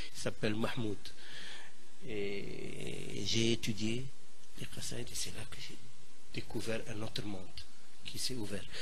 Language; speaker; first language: French; non-native, local second language; Arabic